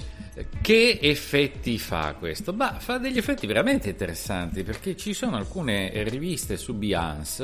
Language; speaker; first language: Italian; native; Italian